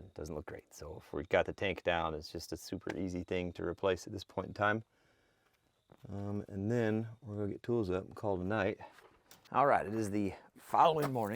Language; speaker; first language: English; native; English